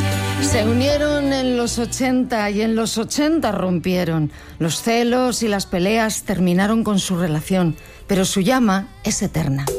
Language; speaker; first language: Spanish; native; Spanish